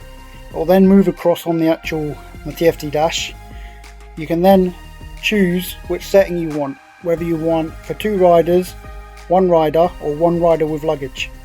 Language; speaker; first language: English; native; English